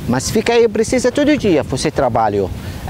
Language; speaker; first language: Portuguese; non-native, learner; Arabic